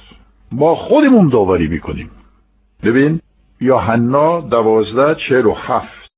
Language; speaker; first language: Persian; non-native, fluent; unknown